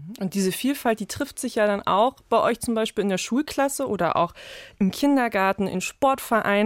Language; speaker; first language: German; native; German